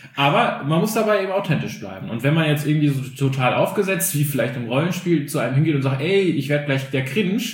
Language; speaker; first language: German; early bilingual, other home language; Albanian